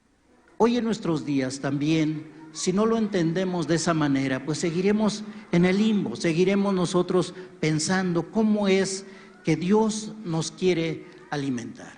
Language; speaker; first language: Spanish; native; Spanish